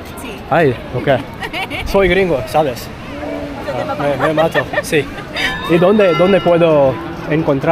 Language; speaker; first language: Spanish; non-native, learner; English